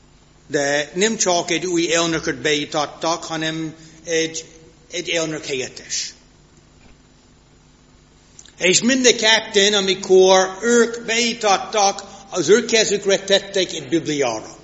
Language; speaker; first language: Hungarian; non-native, fluent; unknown